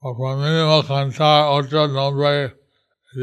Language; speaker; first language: Spanish; non-native, learner; English